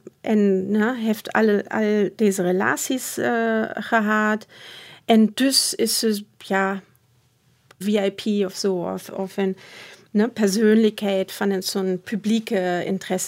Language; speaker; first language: Dutch; non-native, fluent; German